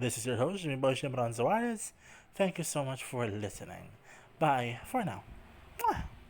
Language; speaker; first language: English; non-native, local second language; Filipino